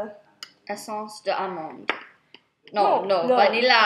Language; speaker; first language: French; non-native, learner; English